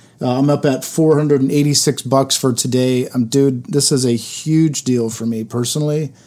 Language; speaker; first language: English; native; English